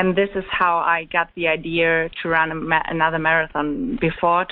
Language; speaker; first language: English; non-native, fluent; German